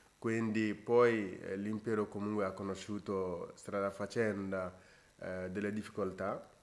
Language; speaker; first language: Italian; non-native, fluent; Bambara